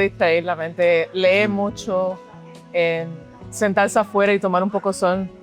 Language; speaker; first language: Spanish; early bilingual, heritage; Spanish